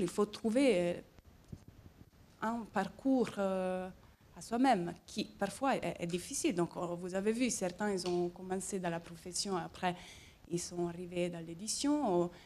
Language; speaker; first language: French; non-native, fluent; Italian